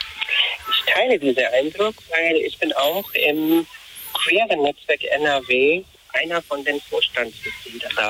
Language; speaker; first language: German; non-native, fluent; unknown